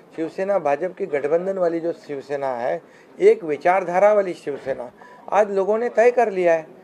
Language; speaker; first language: Hindi; non-native, local second language; Marathi